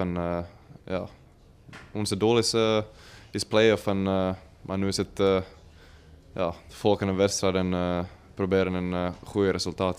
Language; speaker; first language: Dutch; non-native, fluent; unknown